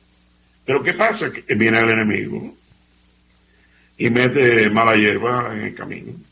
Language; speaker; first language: Spanish; native; Spanish